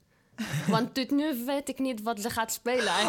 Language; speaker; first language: Dutch; non-native, fluent; Arabic